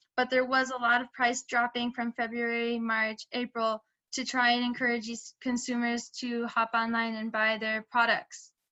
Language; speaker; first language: English; native; English